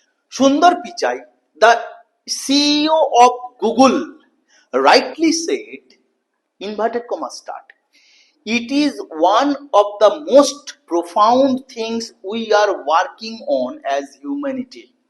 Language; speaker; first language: English; non-native, local second language; Bangla